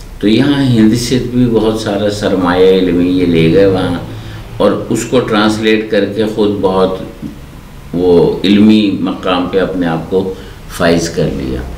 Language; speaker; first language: Urdu; native; Urdu